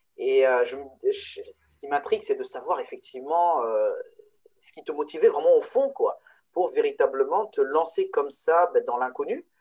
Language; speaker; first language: French; non-native, local second language; Arabic